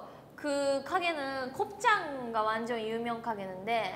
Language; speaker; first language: Korean; non-native, learner; Japanese